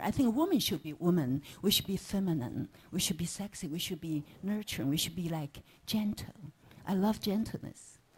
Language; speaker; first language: English; non-native, fluent; Chinese